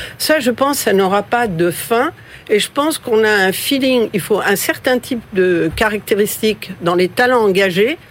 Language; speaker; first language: French; early bilingual, other home language; Spanish